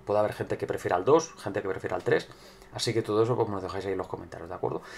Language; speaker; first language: Spanish; native; Spanish